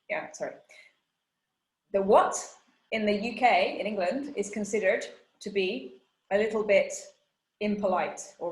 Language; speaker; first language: English; non-native, fluent; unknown